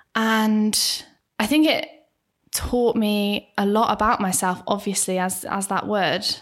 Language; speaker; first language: English; native; English